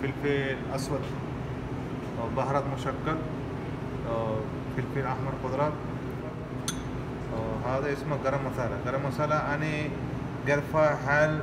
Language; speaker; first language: Arabic; non-native, learner; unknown